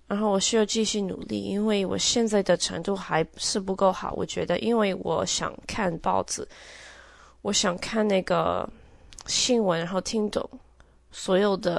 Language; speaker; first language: Chinese; early bilingual, heritage; Chinese